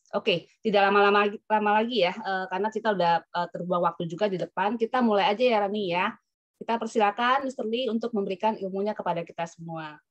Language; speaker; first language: Indonesian; native; Indonesian